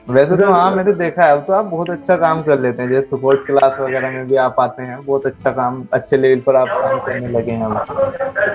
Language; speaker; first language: Hindi; native; Hindi